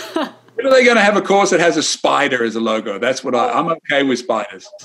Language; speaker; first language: English; native; English